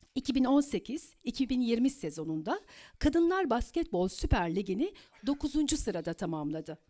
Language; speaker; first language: Turkish; native; Turkish